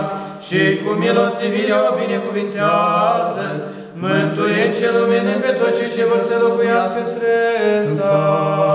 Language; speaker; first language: Romanian; native; Romanian